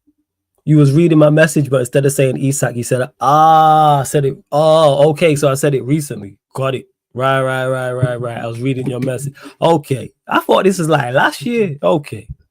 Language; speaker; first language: English; native; English